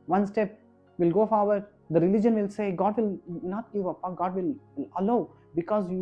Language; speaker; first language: English; non-native, local second language; Kannada